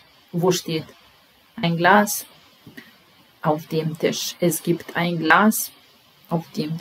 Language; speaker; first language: German; non-native, fluent; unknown